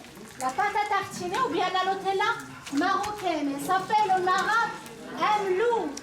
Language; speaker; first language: French; non-native, local second language; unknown